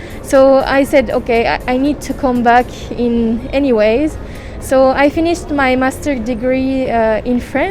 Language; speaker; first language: English; non-native, fluent; French